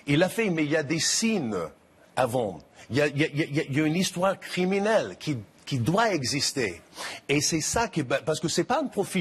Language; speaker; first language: French; non-native, fluent; English